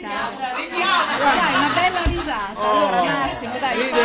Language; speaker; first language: Italian; native; Italian